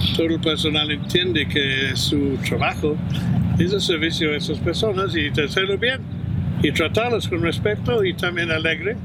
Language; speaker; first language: Spanish; non-native, fluent; English